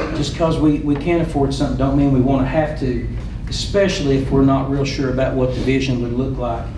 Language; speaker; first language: English; native; English